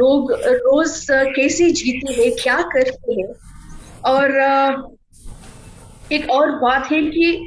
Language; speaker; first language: Hindi; non-native, fluent; English